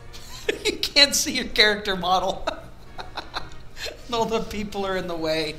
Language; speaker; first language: English; native; English